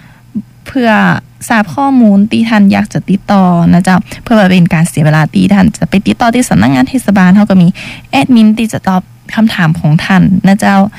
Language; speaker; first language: Thai; non-native, local second language; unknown